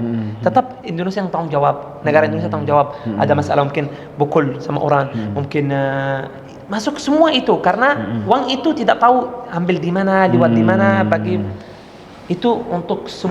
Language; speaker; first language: Indonesian; non-native, learner; Arabic